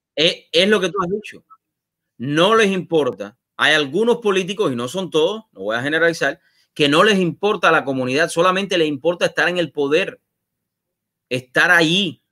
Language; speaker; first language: Spanish; native; Spanish